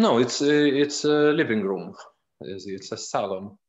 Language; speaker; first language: English; non-native, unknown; Lithuanian